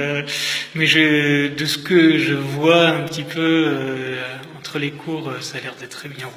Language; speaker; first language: French; native; French